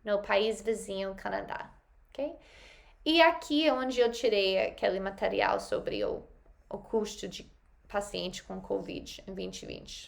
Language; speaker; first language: Portuguese; non-native, fluent; English